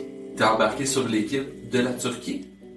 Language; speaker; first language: French; native; French